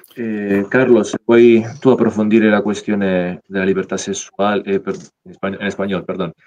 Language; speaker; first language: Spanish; non-native, fluent; Italian